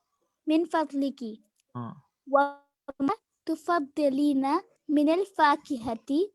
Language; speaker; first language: Arabic; non-native, learner; Urdu